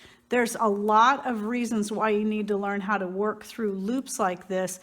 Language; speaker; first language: English; native; English